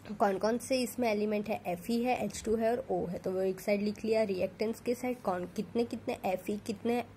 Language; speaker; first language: Hindi; non-native, local second language; Gujarati